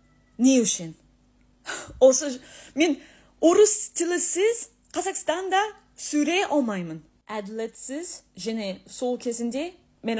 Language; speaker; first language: Kazakh; non-native, learner; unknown